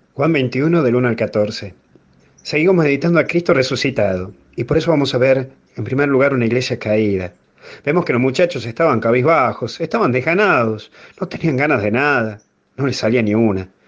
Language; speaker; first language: Spanish; native; Spanish